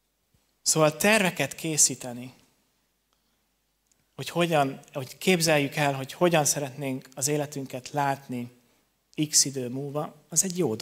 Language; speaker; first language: Hungarian; native; Hungarian